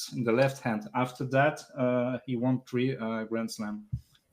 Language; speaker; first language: English; non-native, learner; French